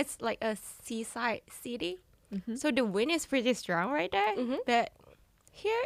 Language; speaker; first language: English; non-native, fluent; Indonesian